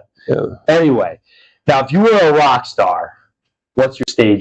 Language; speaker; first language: English; native; English